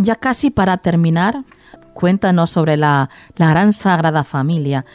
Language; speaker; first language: Spanish; native; Spanish